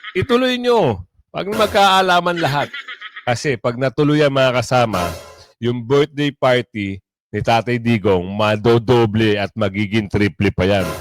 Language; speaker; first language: Filipino; non-native, local second language; Cebuano